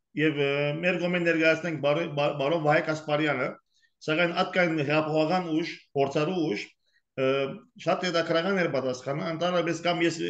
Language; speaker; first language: Armenian; early bilingual, heritage; Armenian